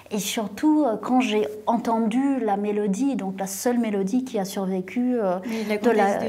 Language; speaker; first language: French; non-native, fluent; English